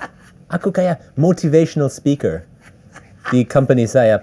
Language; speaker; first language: Indonesian; early bilingual, heritage; English